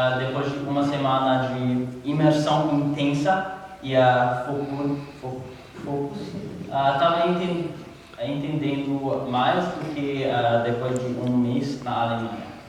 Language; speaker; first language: Portuguese; non-native, learner; English